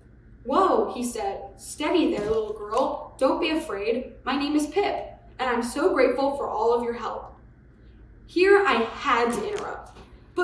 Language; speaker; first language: English; native; English